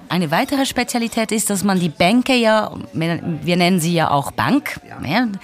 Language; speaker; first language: German; native; German